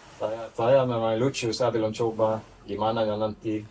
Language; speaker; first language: Indonesian; non-native, fluent; Swedish